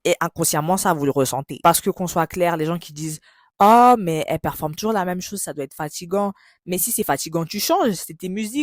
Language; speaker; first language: French; native; French